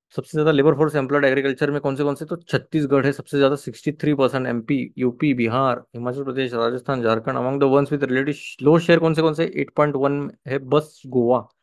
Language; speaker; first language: Hindi; non-native, local second language; Marathi